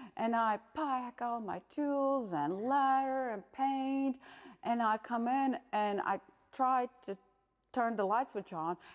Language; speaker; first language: English; non-native, fluent; Latvian